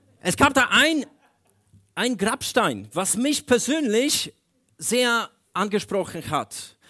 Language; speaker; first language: German; non-native, fluent; Polish